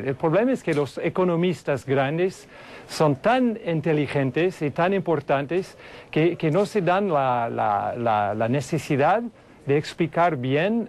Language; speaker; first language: Spanish; non-native, fluent; English